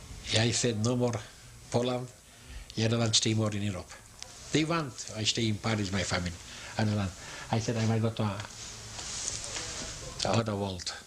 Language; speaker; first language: English; non-native, learner; Yiddish